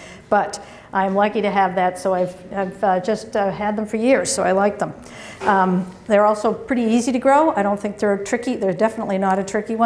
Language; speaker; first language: English; native; English